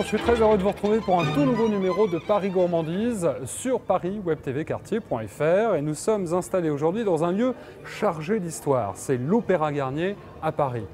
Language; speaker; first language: French; native; French